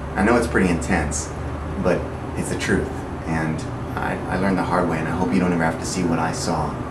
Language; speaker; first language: English; native; English